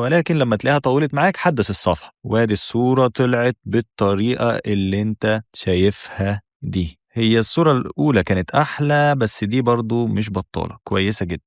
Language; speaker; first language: Arabic; native; Arabic